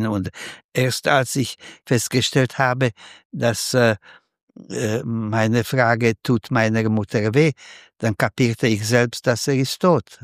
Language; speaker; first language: German; non-native, fluent; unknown